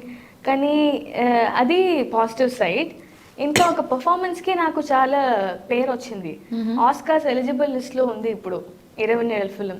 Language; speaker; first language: Telugu; non-native, learner; Tamil